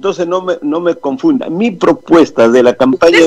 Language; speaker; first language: Spanish; native; Spanish